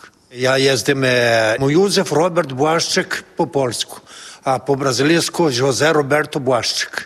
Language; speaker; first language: Polish; early bilingual, heritage; Portuguese